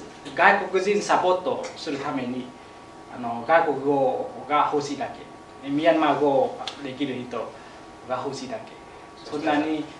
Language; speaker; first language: Japanese; non-native, learner; Vietnamese